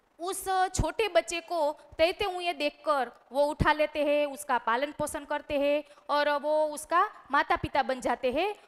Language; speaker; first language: Hindi; non-native, local second language; Gujarati